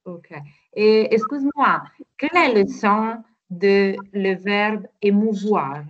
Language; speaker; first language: French; non-native, learner; Italian